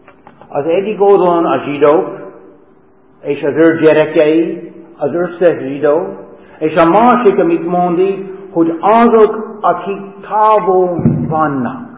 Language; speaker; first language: Hungarian; non-native, fluent; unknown